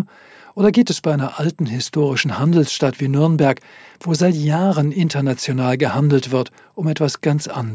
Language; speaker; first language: German; native; German